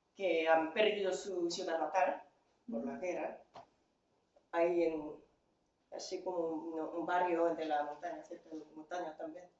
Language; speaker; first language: Spanish; non-native, fluent; Korean